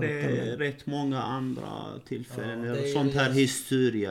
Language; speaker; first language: Swedish; non-native, fluent; Arabic